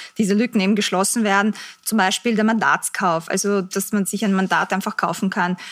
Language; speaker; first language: German; early bilingual, other home language; Bosnian